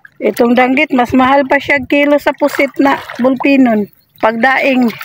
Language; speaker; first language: Filipino; non-native, local second language; Cebuano